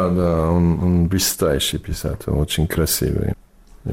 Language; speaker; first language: Russian; non-native, fluent; English